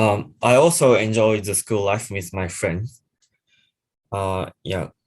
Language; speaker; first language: English; non-native, learner; Japanese